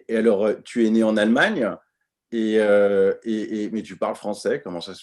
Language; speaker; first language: French; native; French